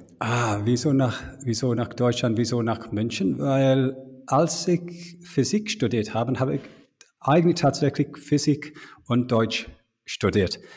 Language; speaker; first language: German; non-native, fluent; English